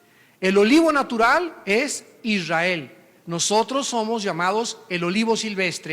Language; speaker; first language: Spanish; native; Spanish